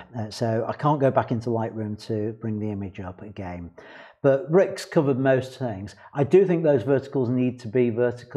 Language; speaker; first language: English; native; English